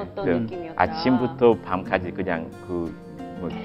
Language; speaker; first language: Korean; non-native, fluent; Swahili